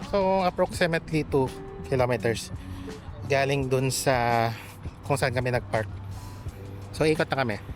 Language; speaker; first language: Filipino; non-native, local second language; Hiligaynon